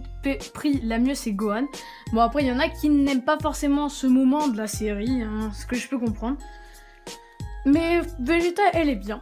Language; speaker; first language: French; native; French